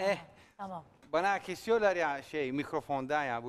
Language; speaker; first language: Turkish; non-native, learner; Italian